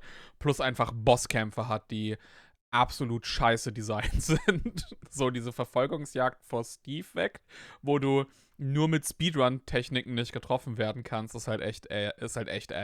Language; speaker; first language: German; native; German